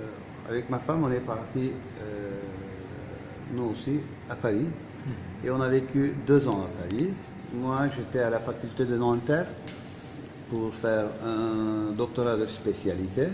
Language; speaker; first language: French; non-native, fluent; Turkish